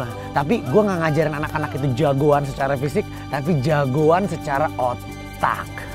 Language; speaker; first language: Indonesian; native; Indonesian